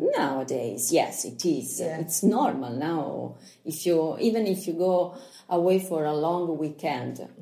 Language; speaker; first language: English; non-native, learner; Italian